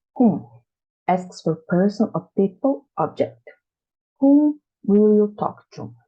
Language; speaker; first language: English; non-native, fluent; Portuguese